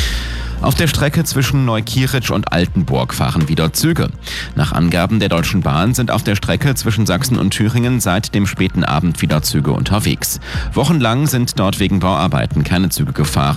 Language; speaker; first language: German; native; German